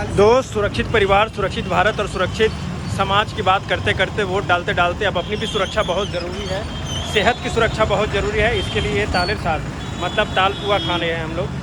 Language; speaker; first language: Hindi; native; Hindi